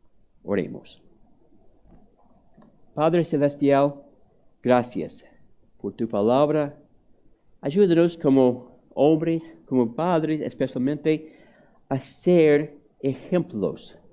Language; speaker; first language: Spanish; non-native, fluent; English